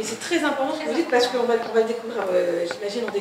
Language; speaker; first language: French; native; French